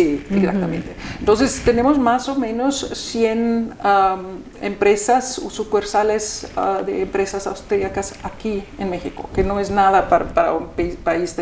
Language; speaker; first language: Spanish; non-native, fluent; German